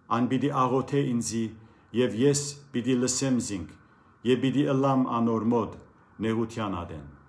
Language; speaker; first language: Armenian; early bilingual, heritage; Armenian